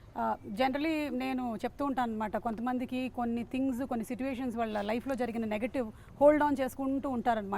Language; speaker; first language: Telugu; native; Telugu